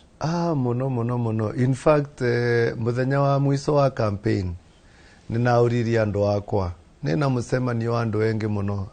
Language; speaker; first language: Kikuyu; non-native, local second language; Embu